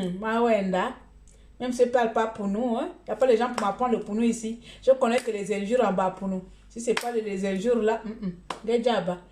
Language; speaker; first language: French; native; French